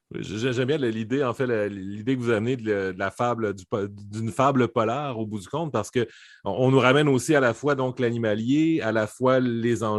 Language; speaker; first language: French; native; French